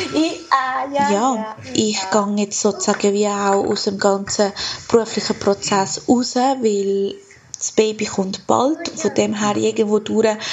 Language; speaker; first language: German; non-native, fluent; Spanish